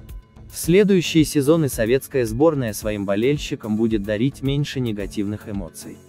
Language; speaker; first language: Russian; native; Russian